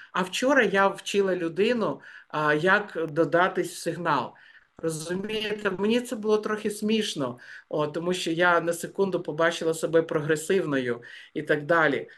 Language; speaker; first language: Ukrainian; native; Ukrainian